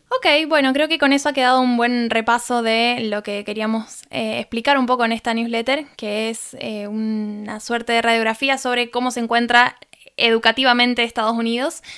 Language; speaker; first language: Spanish; native; Spanish